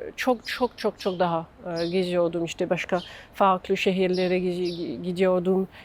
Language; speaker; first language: Turkish; non-native, fluent; French